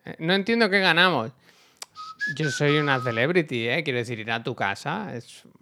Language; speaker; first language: Spanish; native; Spanish